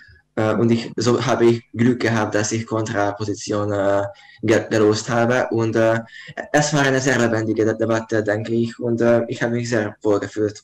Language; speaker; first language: German; non-native, learner; Hungarian